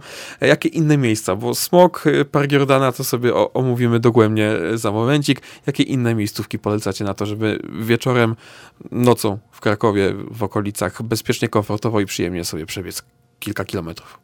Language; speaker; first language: Polish; native; Polish